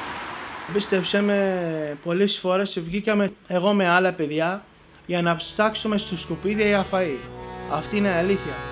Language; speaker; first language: Greek; non-native, learner; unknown